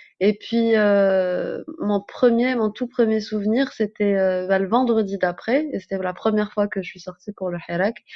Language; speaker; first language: French; non-native, local second language; Arabic